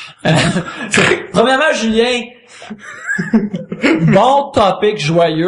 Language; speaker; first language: French; native; French